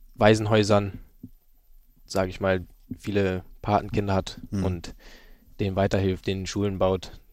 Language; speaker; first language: German; native; German